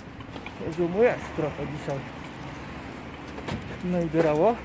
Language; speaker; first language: Polish; native; Polish